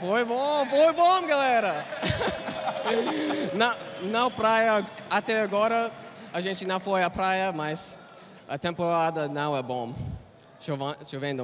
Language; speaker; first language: Portuguese; non-native, learner; English